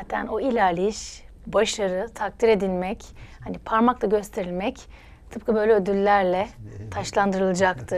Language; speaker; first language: Turkish; native; Turkish